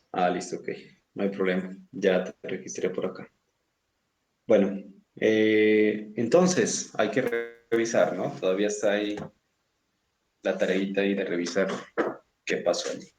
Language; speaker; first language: Spanish; native; Spanish